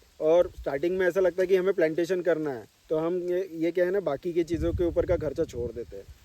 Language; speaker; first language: Hindi; non-native, local second language; Marathi